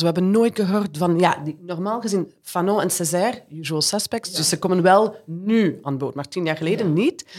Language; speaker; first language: Dutch; non-native, fluent; English